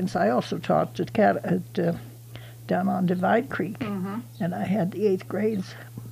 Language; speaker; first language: English; native; English